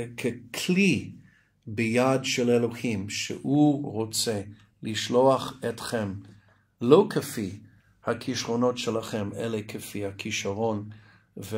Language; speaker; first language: Hebrew; non-native, fluent; English